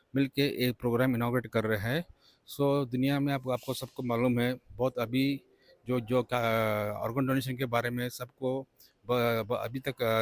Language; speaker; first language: Hindi; non-native, local second language; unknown